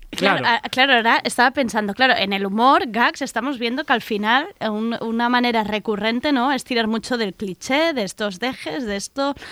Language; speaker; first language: Spanish; native; Spanish